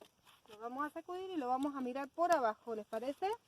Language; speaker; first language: Spanish; native; Spanish